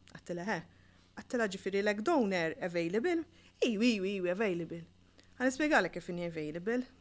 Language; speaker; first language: Maltese; native; Maltese